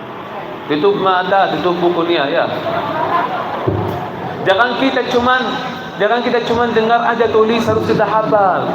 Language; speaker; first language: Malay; non-native, fluent; Arabic